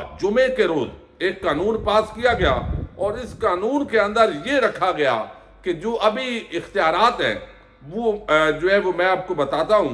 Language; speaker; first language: Urdu; native; Urdu